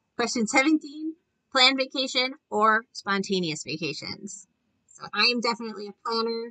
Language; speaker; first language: English; native; English